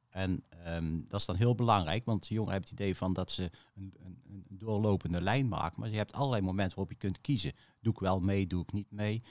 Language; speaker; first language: Dutch; native; Dutch